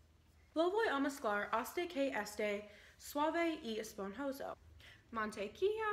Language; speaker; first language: Spanish; non-native, learner; English